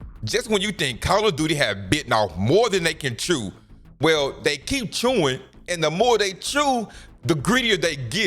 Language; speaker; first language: English; native; English